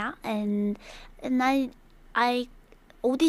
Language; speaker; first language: English; non-native, learner; Korean